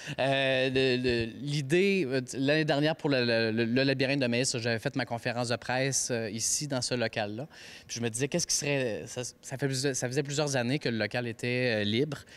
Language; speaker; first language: French; native; French